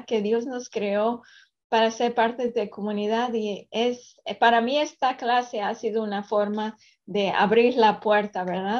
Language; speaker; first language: Spanish; early bilingual, other home language; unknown